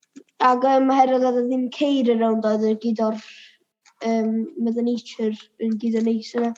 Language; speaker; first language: Welsh; native; Welsh